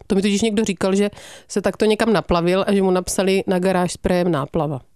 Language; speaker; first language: Czech; native; Czech